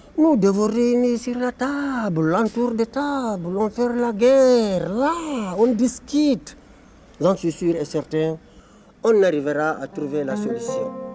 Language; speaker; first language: French; non-native, local second language; Fula